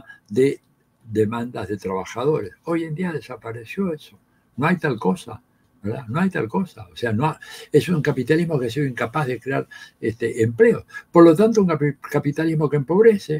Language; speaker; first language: Spanish; native; Spanish